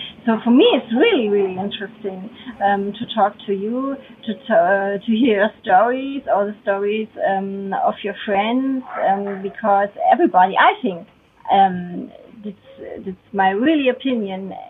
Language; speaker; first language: English; non-native, learner; German